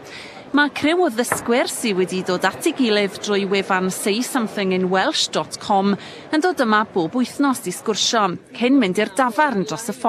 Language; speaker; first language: Welsh; native; Welsh